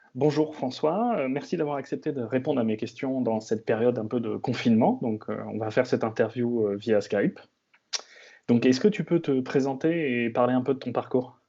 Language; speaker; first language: French; native; French